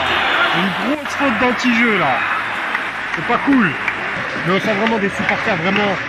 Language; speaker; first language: French; native; French